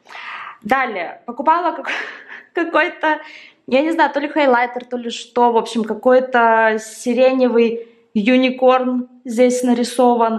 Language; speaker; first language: Russian; native; Russian